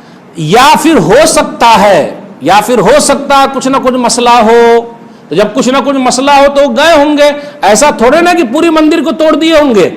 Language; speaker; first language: Hindi; native; Hindi